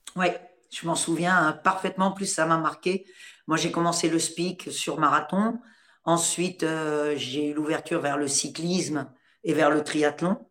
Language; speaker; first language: French; native; French